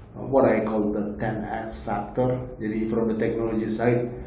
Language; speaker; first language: English; non-native, fluent; Indonesian